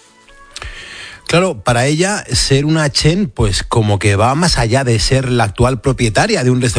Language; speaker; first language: Spanish; native; Spanish